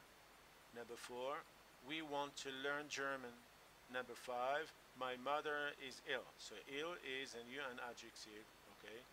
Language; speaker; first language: English; non-native, local second language; Arabic